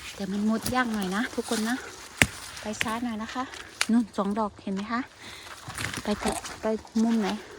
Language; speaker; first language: Thai; native; Thai